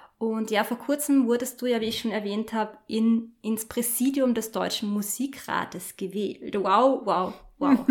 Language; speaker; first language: German; native; German